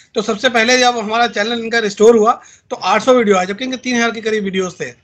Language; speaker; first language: Hindi; native; Hindi